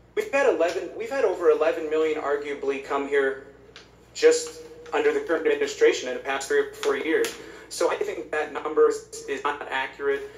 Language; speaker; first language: English; native; English